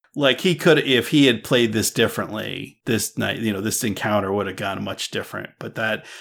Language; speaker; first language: English; native; English